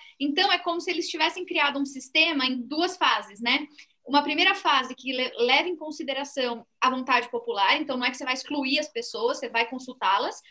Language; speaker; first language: Portuguese; native; Portuguese